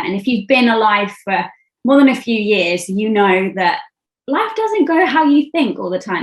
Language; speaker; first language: English; native; English